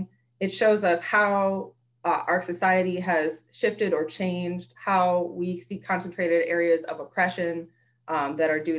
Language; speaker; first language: English; native; English